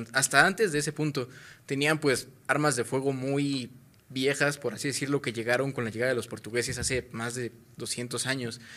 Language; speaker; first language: Spanish; native; Spanish